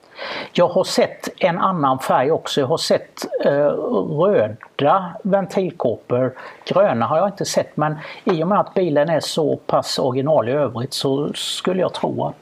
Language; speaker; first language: Swedish; native; Swedish